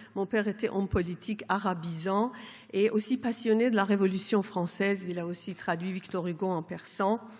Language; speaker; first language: French; non-native, fluent; Persian